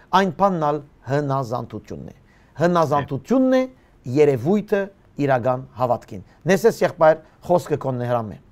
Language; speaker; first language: Armenian; early bilingual, heritage; Armenian